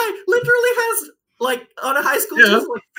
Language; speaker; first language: English; non-native, fluent; Indonesian